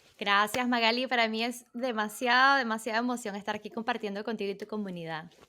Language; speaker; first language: Spanish; early bilingual, other home language; Portuguese